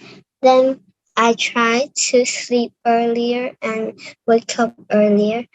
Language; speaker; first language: English; non-native, learner; Cantonese